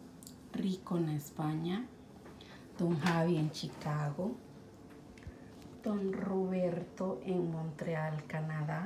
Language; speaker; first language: Spanish; native; Spanish